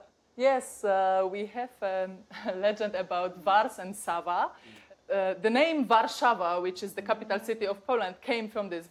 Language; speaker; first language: English; non-native, fluent; Polish